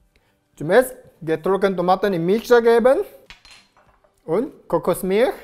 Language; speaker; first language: German; non-native, learner; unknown